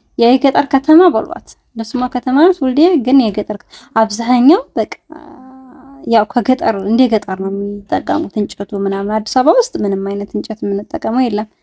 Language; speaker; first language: Amharic; native; Amharic